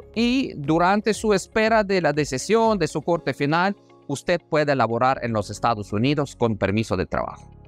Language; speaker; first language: Spanish; non-native, fluent; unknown